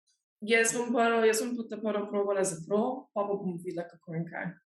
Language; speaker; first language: Slovenian; early bilingual, heritage; Slovenian